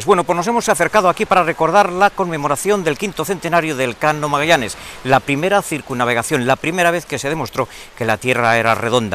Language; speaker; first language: Spanish; native; Spanish